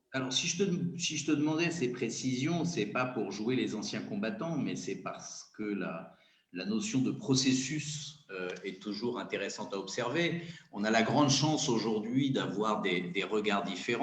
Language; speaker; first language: French; native; French